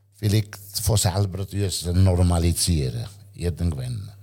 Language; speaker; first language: German; non-native, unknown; Italian